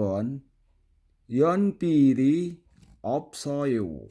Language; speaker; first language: Korean; non-native, fluent; Indonesian